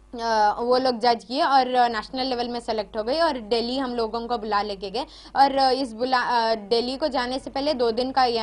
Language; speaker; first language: Hindi; native; Hindi